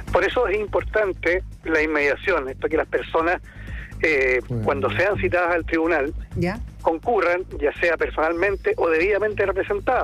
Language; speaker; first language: Spanish; native; Spanish